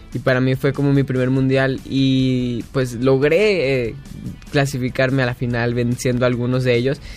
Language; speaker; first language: Spanish; native; Spanish